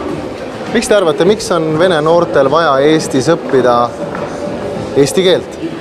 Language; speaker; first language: Estonian; native; Estonian